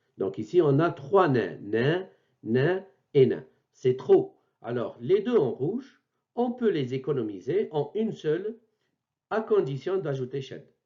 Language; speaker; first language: French; non-native, local second language; Arabic